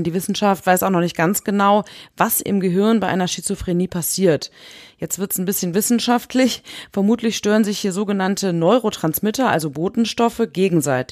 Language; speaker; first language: German; native; German